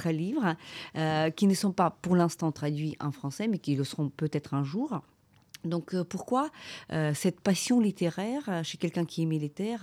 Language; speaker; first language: French; non-native, fluent; Ukrainian